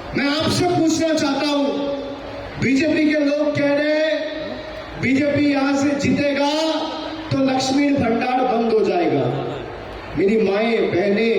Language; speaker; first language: Hindi; non-native, local second language; Bangla